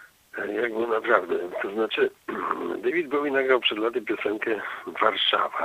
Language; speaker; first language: Polish; native; Polish